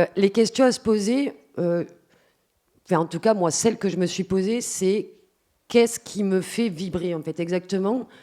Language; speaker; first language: French; native; French